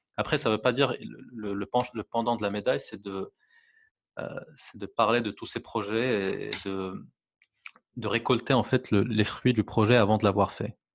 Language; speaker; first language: French; non-native, local second language; Arabic